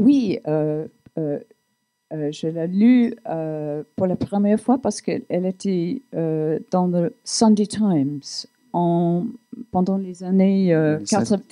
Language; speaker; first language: French; non-native, fluent; English